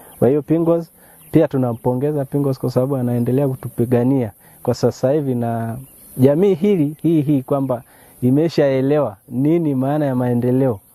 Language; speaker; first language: Swahili; non-native, local second language; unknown